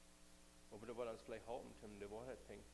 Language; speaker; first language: German; non-native, learner; Plautdietsch